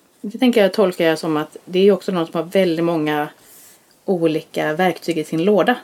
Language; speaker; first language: Swedish; native; Swedish